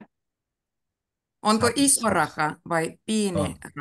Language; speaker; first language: Finnish; native; Finnish